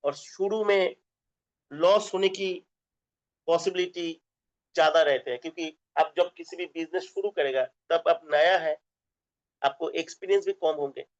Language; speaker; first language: Hindi; non-native, local second language; Bangla